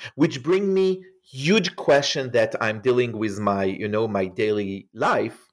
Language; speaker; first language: English; non-native, fluent; Hebrew